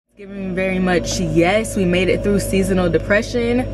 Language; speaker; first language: English; native; English